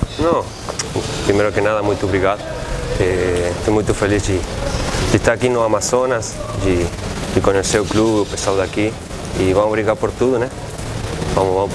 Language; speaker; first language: Portuguese; non-native, fluent; Spanish